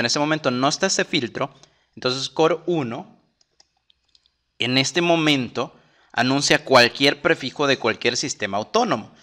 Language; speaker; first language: Spanish; native; Spanish